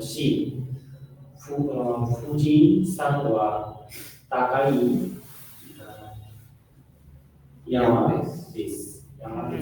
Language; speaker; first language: Japanese; non-native, learner; Bangla